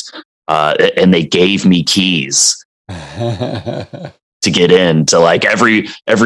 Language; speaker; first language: English; native; English